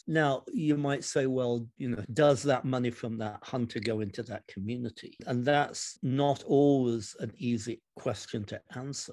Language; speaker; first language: English; native; English